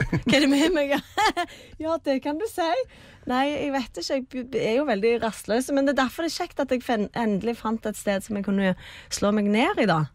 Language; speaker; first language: Norwegian; native; Norwegian